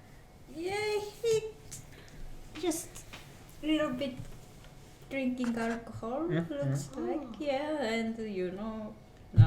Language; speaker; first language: English; non-native, learner; Japanese